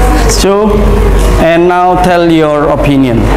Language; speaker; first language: English; non-native, fluent; Indonesian